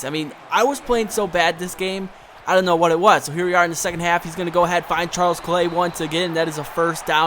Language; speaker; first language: English; native; English